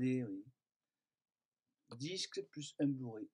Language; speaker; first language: French; native; French